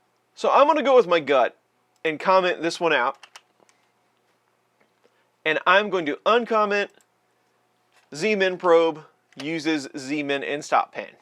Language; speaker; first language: English; native; English